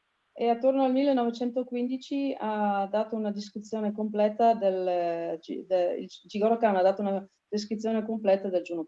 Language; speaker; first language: Italian; native; Italian